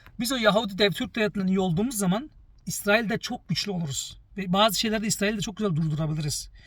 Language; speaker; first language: Turkish; early bilingual, heritage; Turkish